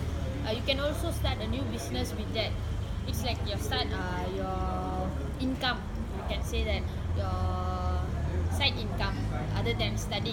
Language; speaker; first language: English; non-native, local second language; Malay